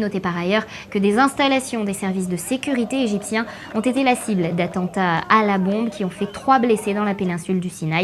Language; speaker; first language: French; native; French